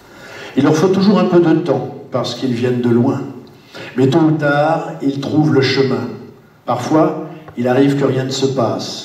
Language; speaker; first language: French; native; French